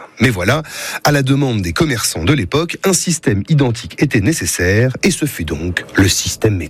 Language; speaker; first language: French; native; French